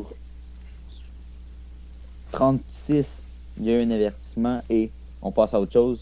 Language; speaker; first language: French; native; French